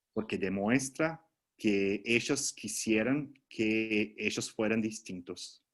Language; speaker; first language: Spanish; non-native, fluent; Portuguese